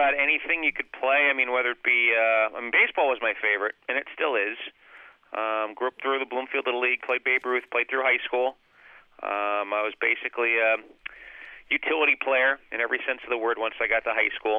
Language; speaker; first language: English; native; English